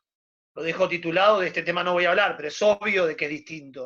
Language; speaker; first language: Spanish; native; Spanish